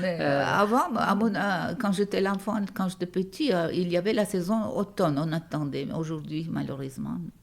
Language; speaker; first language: French; non-native, fluent; Turkish